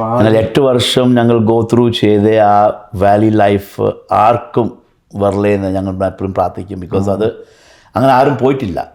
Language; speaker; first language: Malayalam; early bilingual, heritage; Malayalam